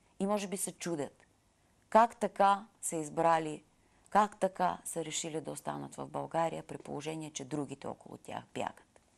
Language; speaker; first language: Bulgarian; native; Bulgarian